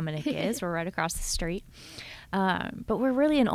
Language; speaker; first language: English; native; English